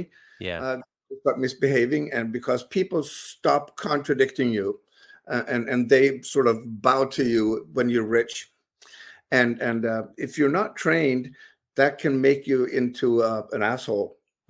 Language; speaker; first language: English; non-native, fluent; Swedish